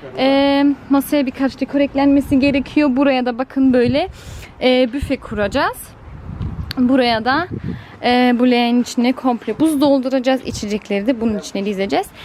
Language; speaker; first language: Turkish; early bilingual, heritage; Turkish